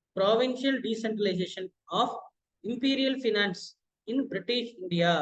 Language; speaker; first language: English; non-native, local second language; Tamil